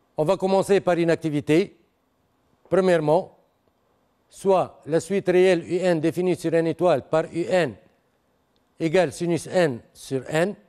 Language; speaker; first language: French; non-native, local second language; Arabic